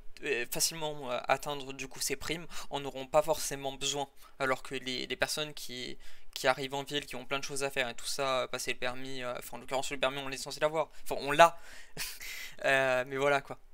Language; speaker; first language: French; native; French